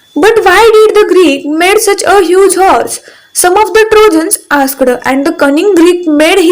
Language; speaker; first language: English; non-native, local second language; Marathi